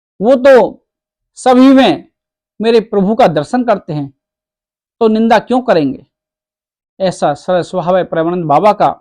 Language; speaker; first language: Hindi; native; Hindi